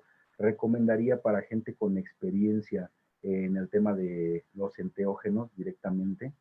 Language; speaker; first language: Spanish; native; Spanish